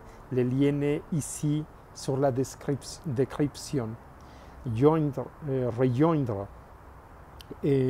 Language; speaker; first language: French; non-native, learner; Spanish